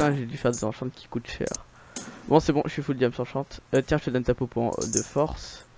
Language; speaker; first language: French; native; French